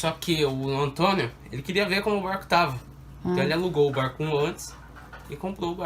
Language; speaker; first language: Portuguese; native; Portuguese